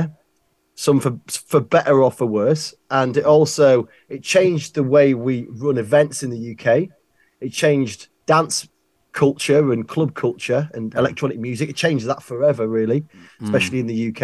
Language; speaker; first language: English; native; English